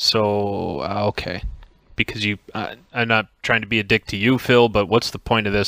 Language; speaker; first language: English; native; English